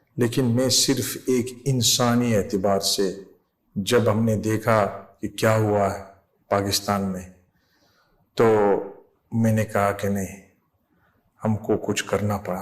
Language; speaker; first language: Urdu; non-native, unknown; English